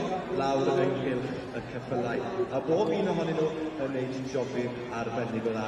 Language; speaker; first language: Welsh; native; Welsh